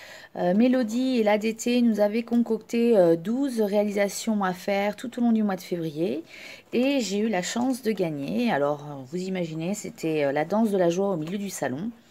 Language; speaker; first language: French; native; French